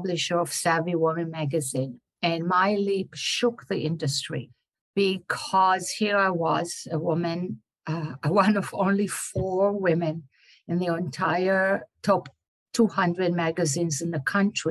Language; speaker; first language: English; non-native, fluent; Hebrew